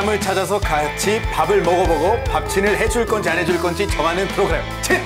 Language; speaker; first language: Korean; non-native, fluent; Spanish